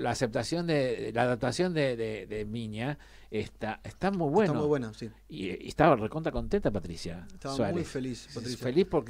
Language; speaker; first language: Spanish; native; Spanish